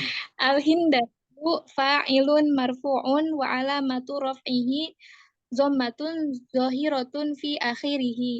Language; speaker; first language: Arabic; non-native, learner; Indonesian